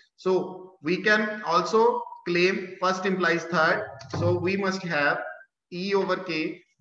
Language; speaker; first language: English; non-native, local second language; Punjabi